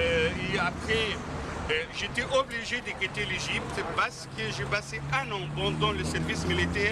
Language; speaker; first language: French; non-native, fluent; Arabic